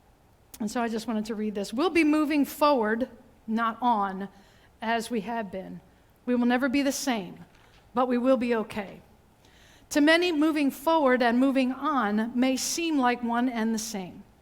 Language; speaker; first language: English; native; English